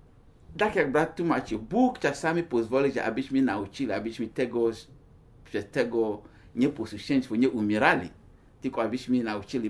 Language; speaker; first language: Polish; non-native, learner; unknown